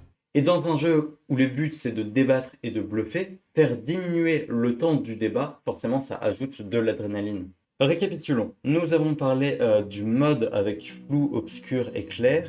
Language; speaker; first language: French; native; French